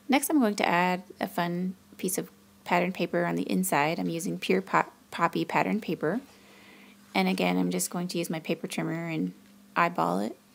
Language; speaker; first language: English; native; English